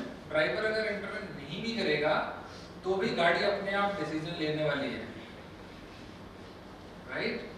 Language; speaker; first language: Hindi; native; Hindi